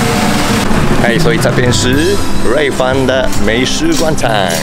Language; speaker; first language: Chinese; non-native, fluent; Japanese